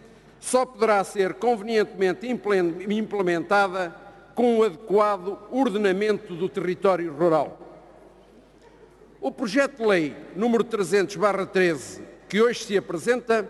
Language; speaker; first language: Portuguese; native; Portuguese